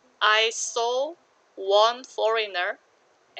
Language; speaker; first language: English; non-native, learner; Korean